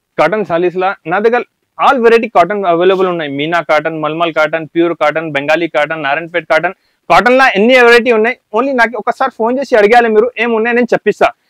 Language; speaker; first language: Telugu; non-native, local second language; Urdu